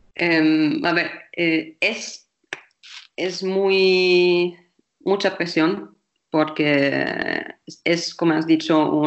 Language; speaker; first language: Spanish; non-native, fluent; German